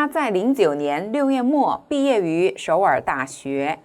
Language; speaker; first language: Chinese; non-native, fluent; Korean